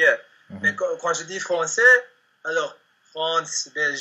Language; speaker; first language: French; non-native, learner; Spanish